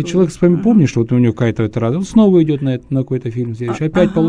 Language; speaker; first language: Russian; native; Russian